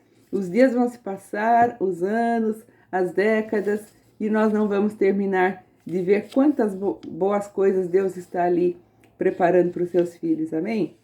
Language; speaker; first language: Portuguese; native; Portuguese